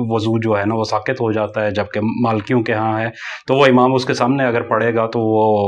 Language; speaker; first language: Urdu; native; Urdu